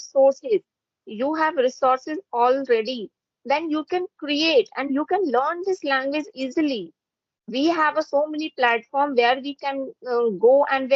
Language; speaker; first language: English; non-native, fluent; Hindi